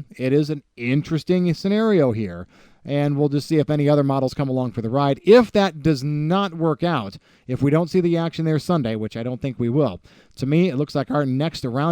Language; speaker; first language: English; native; English